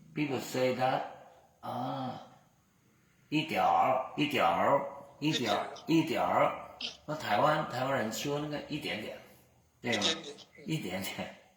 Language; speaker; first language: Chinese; non-native, learner; Vietnamese